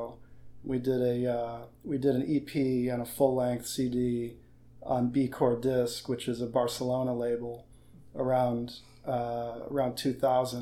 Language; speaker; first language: English; native; English